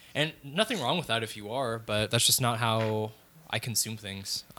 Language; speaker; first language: English; early bilingual, other home language; Filipino